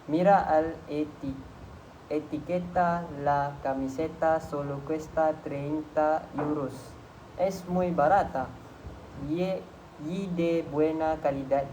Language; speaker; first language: Spanish; non-native, learner; Malay